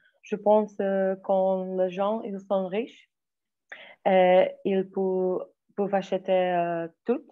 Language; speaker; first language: French; non-native, learner; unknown